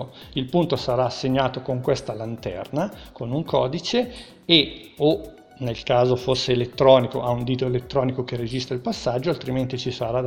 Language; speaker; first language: Italian; native; Italian